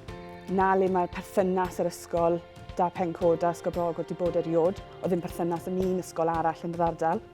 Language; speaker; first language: Welsh; native; Welsh